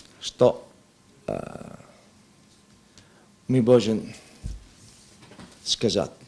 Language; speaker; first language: Russian; non-native, learner; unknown